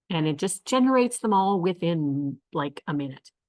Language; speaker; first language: English; native; English